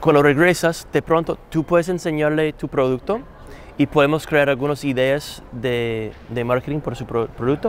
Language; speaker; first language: Spanish; non-native, fluent; English